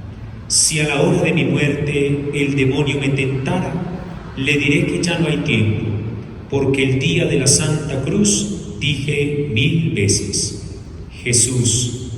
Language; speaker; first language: Spanish; native; Spanish